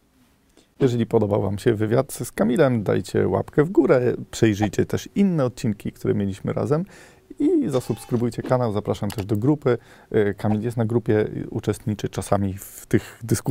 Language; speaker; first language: Polish; native; Polish